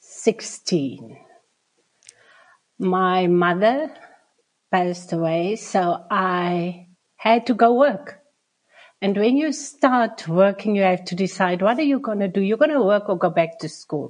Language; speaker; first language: English; non-native, local second language; Afrikaans